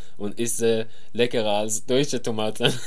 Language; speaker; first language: German; non-native, learner; Persian